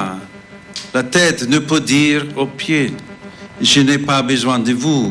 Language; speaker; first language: French; non-native, fluent; English